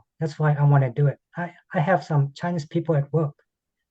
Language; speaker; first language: English; non-native, learner; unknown